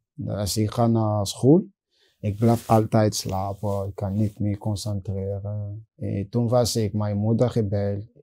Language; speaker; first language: Dutch; non-native, learner; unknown